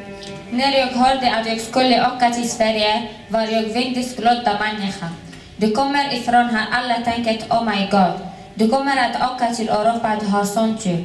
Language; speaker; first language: Swedish; non-native, learner; Somali